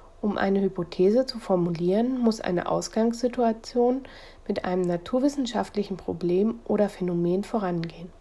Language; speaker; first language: German; native; German